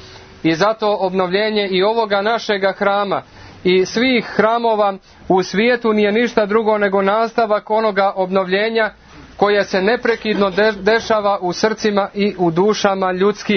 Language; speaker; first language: Croatian; native; Croatian